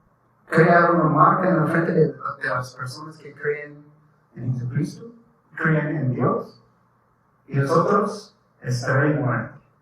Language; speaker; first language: Spanish; non-native, learner; English